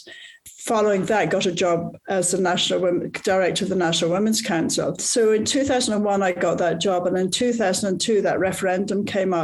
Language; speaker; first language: English; native; English